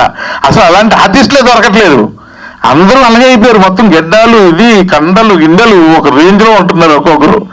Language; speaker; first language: Telugu; native; Telugu